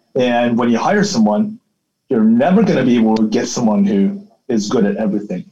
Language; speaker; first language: English; early bilingual, other home language; Chinese